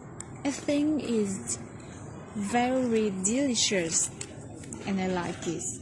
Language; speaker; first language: English; non-native, learner; Vietnamese